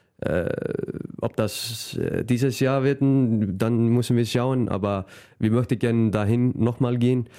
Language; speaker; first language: German; non-native, fluent; Icelandic